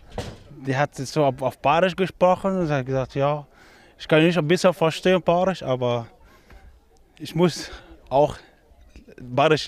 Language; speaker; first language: German; non-native, learner; Arabic